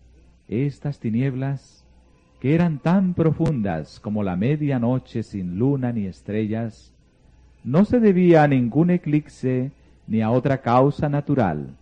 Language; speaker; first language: Spanish; native; Spanish